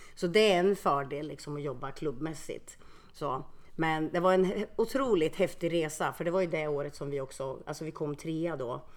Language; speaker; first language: Swedish; early bilingual, other home language; Finnish